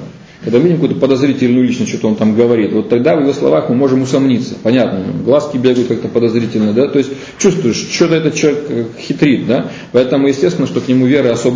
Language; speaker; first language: Russian; native; Russian